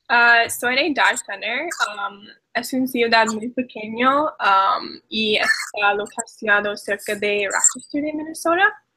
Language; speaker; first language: Spanish; non-native, learner; English